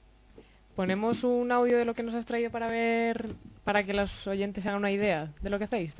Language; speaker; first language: Spanish; native; Spanish